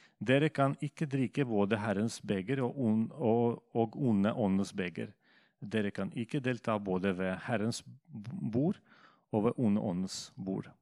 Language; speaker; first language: Norwegian; non-native, fluent; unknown